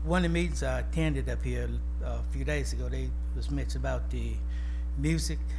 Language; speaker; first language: English; native; English